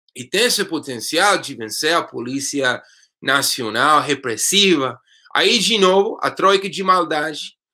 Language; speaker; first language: Portuguese; non-native, fluent; English